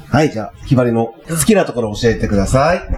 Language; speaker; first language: Japanese; native; Japanese